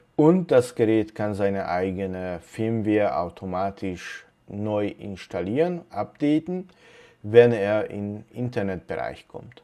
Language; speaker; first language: German; non-native, fluent; Hungarian